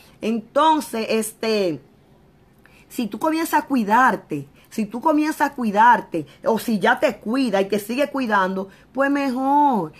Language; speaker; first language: Spanish; native; Spanish